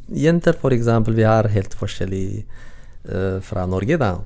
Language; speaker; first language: Norwegian; non-native, learner; Tigrinya